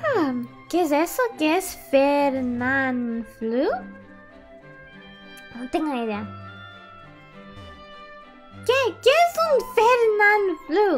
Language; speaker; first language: Spanish; early bilingual, heritage; English